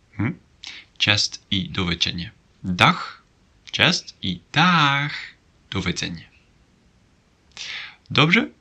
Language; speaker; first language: Polish; non-native, learner; Dutch